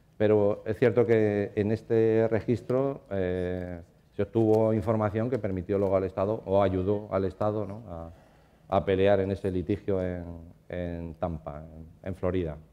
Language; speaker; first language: Spanish; native; Spanish